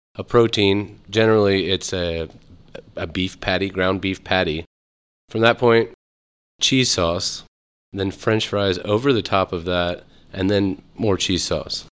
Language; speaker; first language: English; native; English